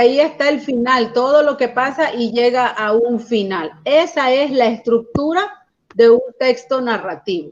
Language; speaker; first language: Spanish; native; Spanish